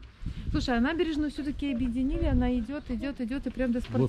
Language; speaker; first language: Russian; native; Russian